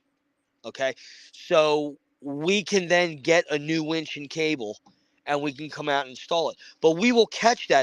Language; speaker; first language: English; native; English